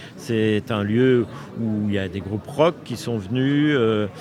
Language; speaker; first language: French; native; French